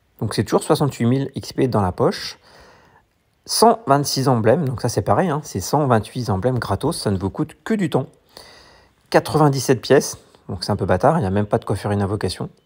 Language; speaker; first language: French; native; French